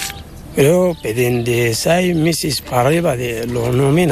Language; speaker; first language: Spanish; non-native, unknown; Arabic